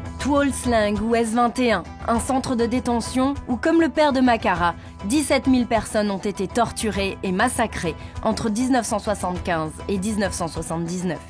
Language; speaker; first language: French; native; French